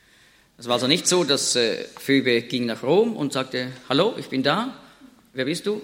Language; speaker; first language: German; native; German